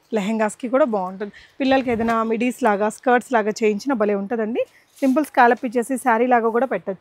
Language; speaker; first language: Telugu; native; Telugu